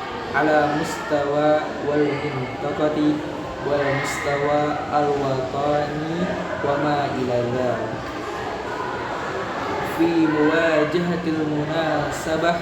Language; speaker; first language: Arabic; non-native, learner; Indonesian